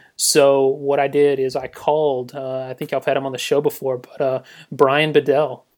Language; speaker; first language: English; native; English